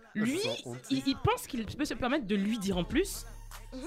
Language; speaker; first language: French; native; French